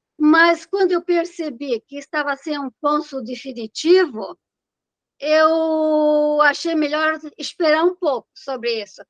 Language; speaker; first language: Portuguese; native; Portuguese